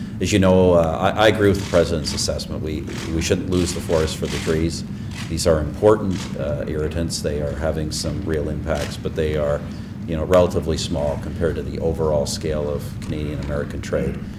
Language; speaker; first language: English; native; English